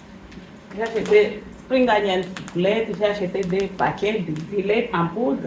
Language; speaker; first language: French; non-native, local second language; Swahili